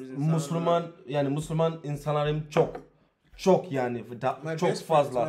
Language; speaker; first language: Turkish; non-native, learner; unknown